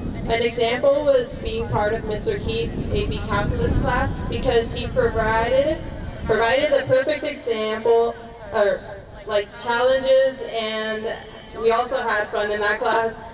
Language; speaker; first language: English; early bilingual, other home language; Spanish